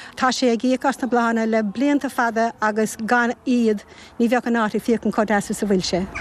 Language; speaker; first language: Irish; native; Irish